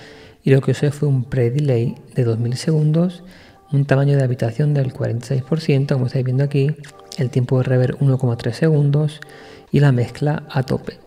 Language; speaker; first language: Spanish; native; Spanish